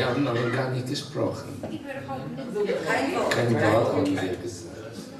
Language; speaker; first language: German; non-native, fluent; Polish